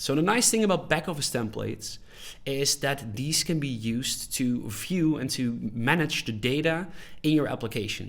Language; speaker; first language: English; non-native, fluent; Dutch